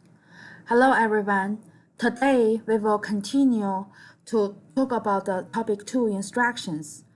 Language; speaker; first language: English; non-native, fluent; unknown